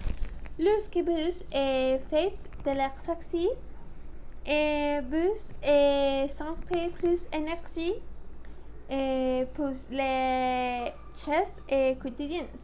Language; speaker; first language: French; non-native, learner; Spanish